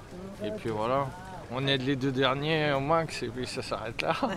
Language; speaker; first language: French; native; French